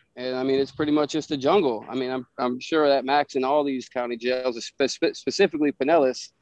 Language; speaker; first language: English; native; English